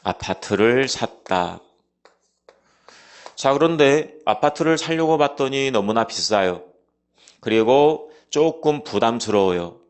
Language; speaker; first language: Korean; native; Korean